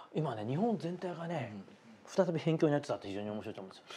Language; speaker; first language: Japanese; native; Japanese